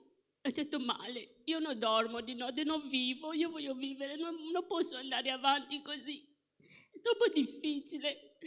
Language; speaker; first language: Italian; non-native, fluent; Morisyen